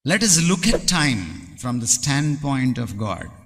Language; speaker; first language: English; non-native, local second language; Telugu